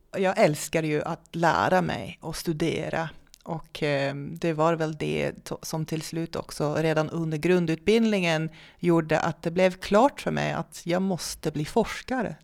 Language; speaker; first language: Swedish; non-native, fluent; Dutch